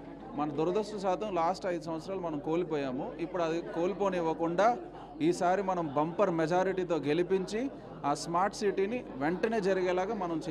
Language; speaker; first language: Telugu; native; Telugu